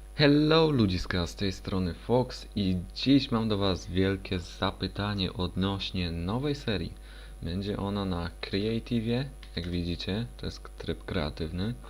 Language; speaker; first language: Polish; native; Polish